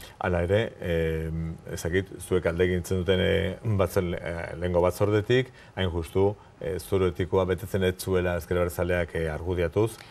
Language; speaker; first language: Basque; native; Basque